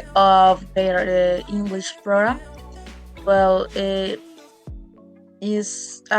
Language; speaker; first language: English; non-native, learner; Spanish